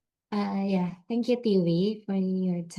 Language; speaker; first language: English; non-native, learner; Indonesian